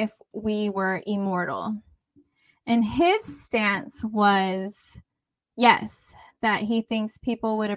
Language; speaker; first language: English; native; English